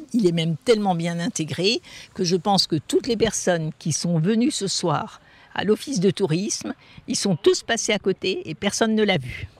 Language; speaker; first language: French; native; French